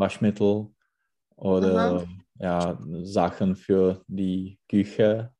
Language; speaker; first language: German; non-native, learner; Czech